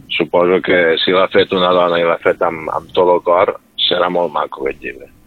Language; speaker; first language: Catalan; native; Catalan